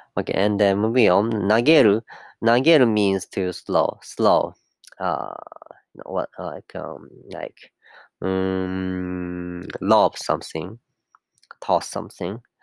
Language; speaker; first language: English; non-native, fluent; Japanese